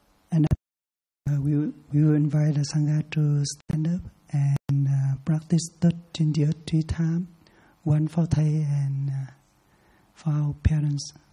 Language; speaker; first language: English; non-native, learner; Vietnamese